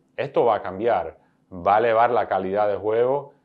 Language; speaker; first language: Spanish; early bilingual, heritage; Spanish